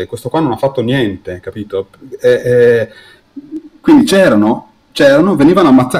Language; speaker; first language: Italian; native; Italian